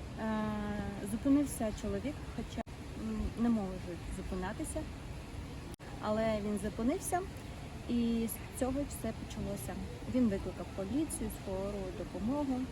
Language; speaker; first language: Ukrainian; non-native, local second language; Russian